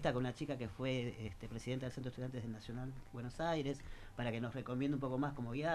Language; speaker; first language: Spanish; native; Spanish